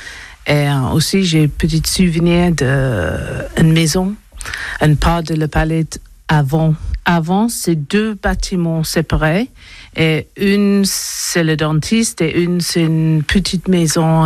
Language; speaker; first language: French; non-native, learner; English